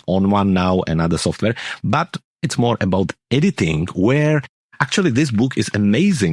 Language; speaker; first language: English; non-native, fluent; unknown